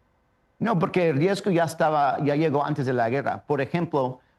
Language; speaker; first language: Spanish; early bilingual, heritage; Spanish